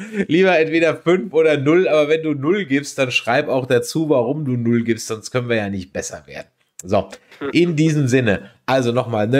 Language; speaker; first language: German; native; German